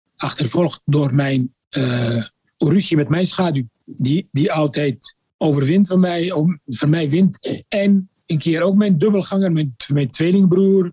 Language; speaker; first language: Dutch; non-native, fluent; Arabic